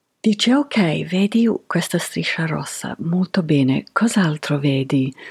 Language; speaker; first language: Italian; non-native, fluent; English